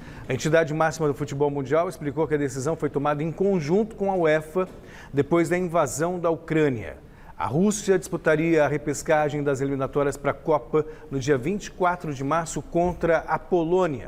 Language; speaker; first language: Portuguese; native; Portuguese